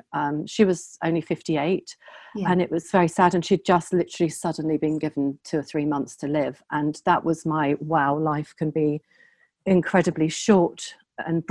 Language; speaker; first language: English; native; English